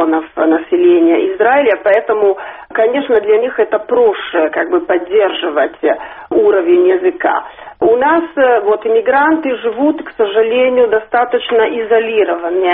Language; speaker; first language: Russian; non-native, fluent; Italian